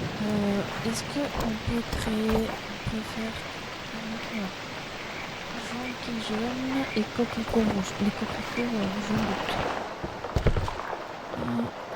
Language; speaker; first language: French; non-native, fluent; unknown